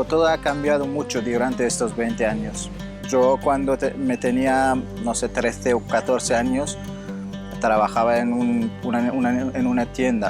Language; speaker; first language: Spanish; non-native, fluent; Persian